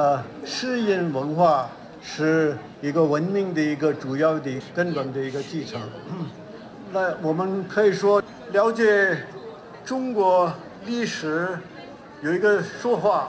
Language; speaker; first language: Chinese; non-native, fluent; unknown